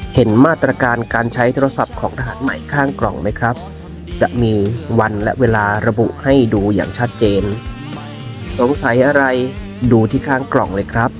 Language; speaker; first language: Thai; native; Thai